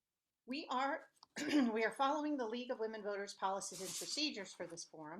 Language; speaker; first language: English; native; English